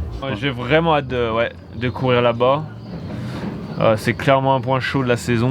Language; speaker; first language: French; native; French